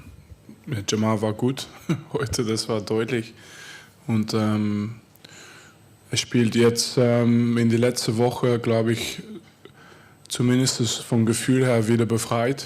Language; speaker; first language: German; non-native, fluent; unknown